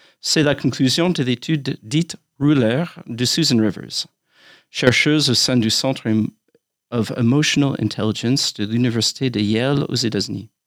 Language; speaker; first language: French; non-native, fluent; English